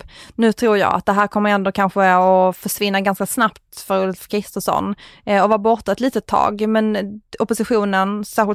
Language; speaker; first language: Swedish; native; Swedish